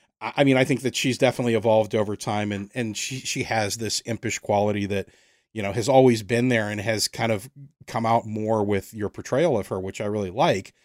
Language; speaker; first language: English; native; English